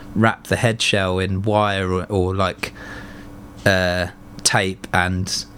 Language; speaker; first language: English; native; English